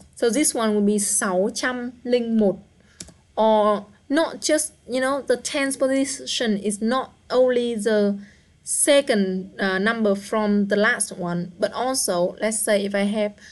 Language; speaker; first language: English; non-native, fluent; Vietnamese